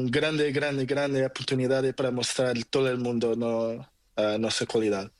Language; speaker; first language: Spanish; non-native, learner; Portuguese